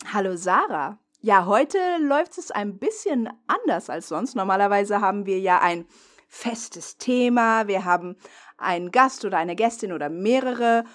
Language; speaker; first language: German; non-native, fluent; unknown